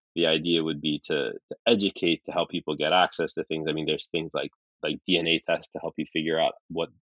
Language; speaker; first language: English; early bilingual, other home language; Arabic